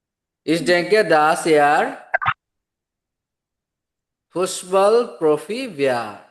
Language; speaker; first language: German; non-native, fluent; Bangla